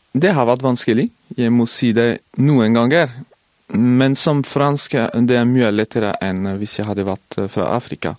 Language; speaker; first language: Norwegian; non-native, fluent; French